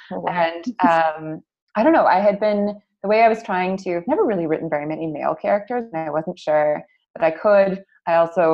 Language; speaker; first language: English; native; English